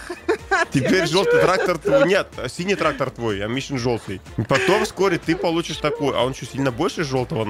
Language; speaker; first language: Russian; native; Russian